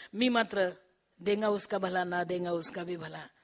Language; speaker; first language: Hindi; non-native, local second language; Marathi